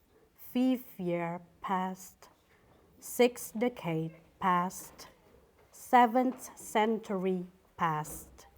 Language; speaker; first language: English; non-native, fluent; Indonesian